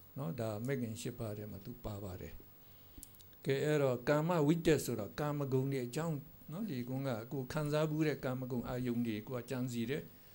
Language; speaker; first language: Burmese; native; Burmese